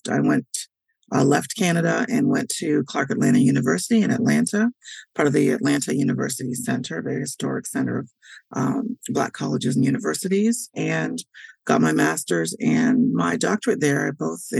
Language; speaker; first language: English; native; English